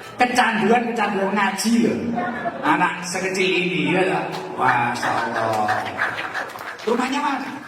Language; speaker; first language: Indonesian; non-native, local second language; Javanese